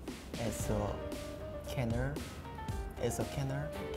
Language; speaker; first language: English; non-native, learner; Korean